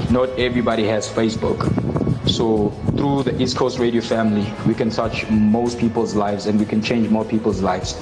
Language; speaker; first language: English; non-native, local second language; Zulu